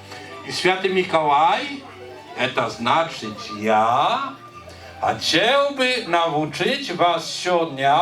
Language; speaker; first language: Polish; non-native, learner; Belarusian